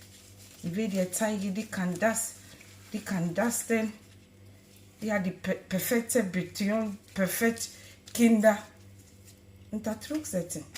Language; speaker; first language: German; non-native, learner; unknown